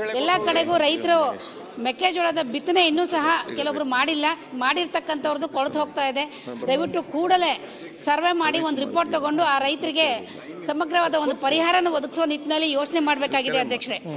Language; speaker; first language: Kannada; native; Kannada